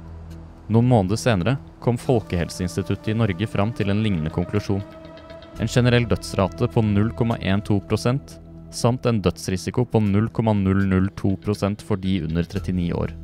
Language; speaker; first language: Norwegian; native; Norwegian